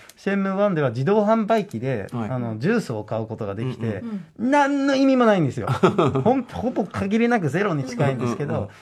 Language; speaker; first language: Japanese; non-native, fluent; Dutch